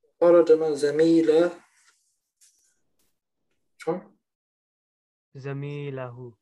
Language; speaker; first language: Arabic; non-native, learner; English